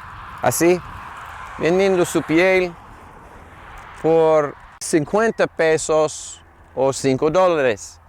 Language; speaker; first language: Spanish; non-native, learner; English